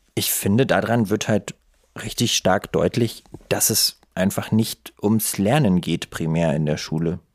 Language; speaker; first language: German; early bilingual, other home language; Russian